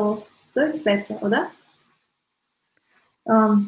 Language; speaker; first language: German; non-native, learner; Russian